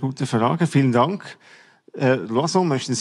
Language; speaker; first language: German; native; German